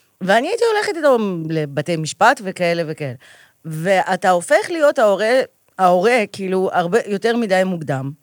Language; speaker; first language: Hebrew; early bilingual, other home language; Russian